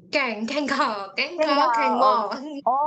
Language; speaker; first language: Cantonese; non-native, learner; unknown